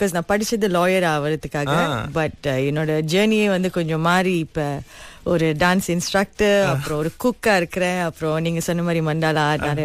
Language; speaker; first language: Tamil; early bilingual, heritage; Tamil